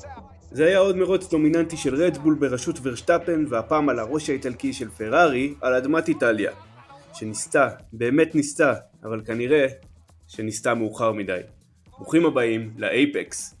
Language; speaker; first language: Hebrew; native; Hebrew